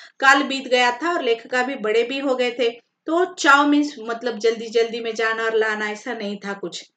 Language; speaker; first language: Hindi; non-native, local second language; Marathi